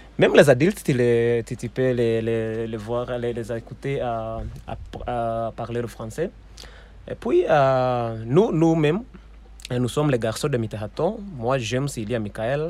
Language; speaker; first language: French; non-native, fluent; Swahili